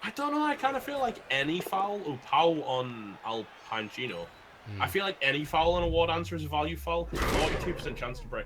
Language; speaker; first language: English; native; English